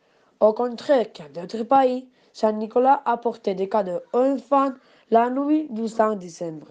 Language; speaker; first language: French; non-native, learner; Spanish